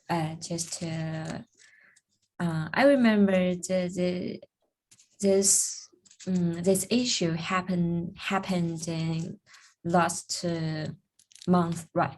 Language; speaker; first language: English; non-native, learner; Chinese